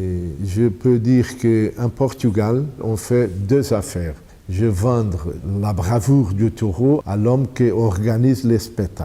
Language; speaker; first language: French; non-native, fluent; Portuguese